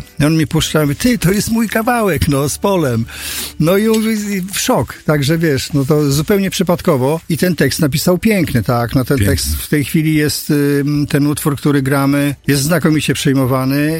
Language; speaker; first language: Polish; native; Polish